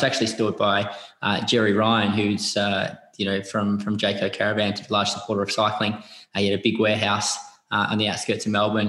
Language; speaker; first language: English; native; English